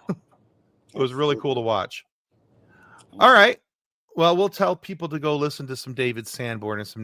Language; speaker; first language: English; native; English